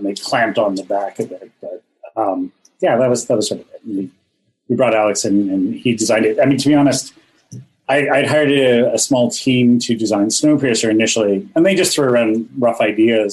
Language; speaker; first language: English; native; English